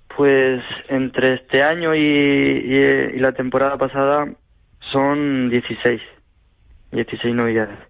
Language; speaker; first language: Spanish; native; Spanish